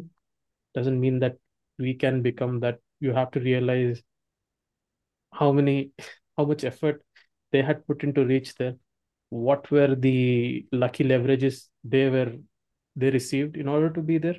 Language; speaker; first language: English; non-native, local second language; Kannada